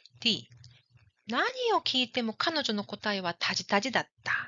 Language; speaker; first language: Japanese; non-native, fluent; Korean